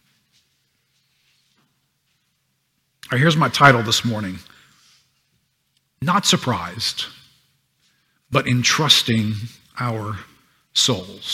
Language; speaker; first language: English; native; English